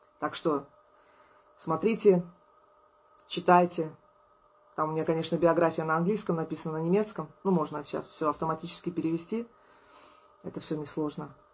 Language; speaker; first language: Russian; native; Russian